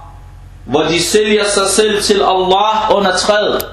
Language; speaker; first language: Danish; non-native, fluent; Arabic